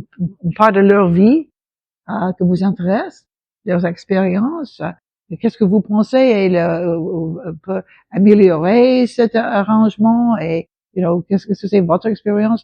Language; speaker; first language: French; non-native, local second language; English